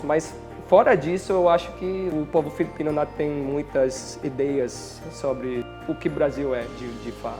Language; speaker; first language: Portuguese; non-native, fluent; Filipino